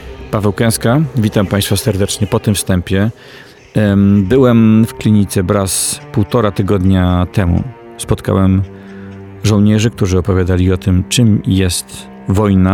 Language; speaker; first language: Polish; native; Polish